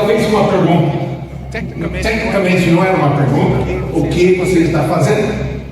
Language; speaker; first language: Portuguese; non-native, fluent; English